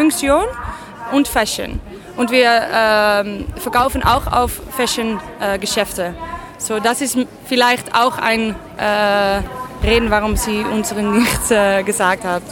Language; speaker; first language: German; non-native, learner; Dutch